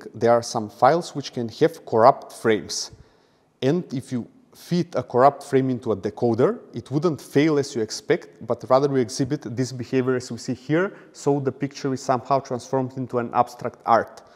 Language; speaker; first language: English; non-native, fluent; Macedonian